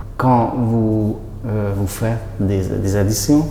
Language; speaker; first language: French; non-native, learner; Hungarian